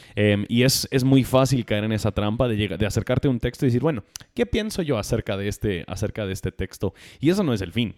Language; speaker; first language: Spanish; non-native, fluent; English